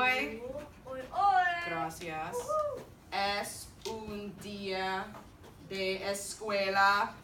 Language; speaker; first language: Spanish; non-native, fluent; English